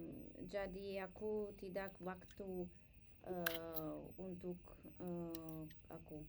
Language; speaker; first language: Indonesian; non-native, learner; English